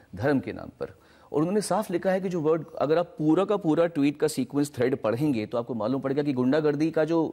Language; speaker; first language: Hindi; native; Hindi